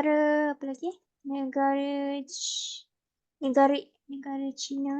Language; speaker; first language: Malay; native; Malay